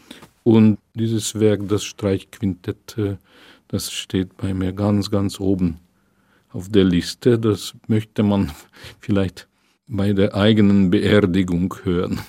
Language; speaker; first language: German; non-native, fluent; Hungarian